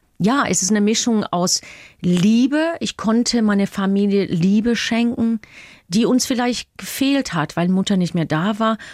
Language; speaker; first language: German; non-native, fluent; English